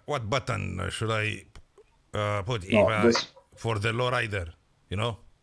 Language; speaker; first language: English; non-native, fluent; French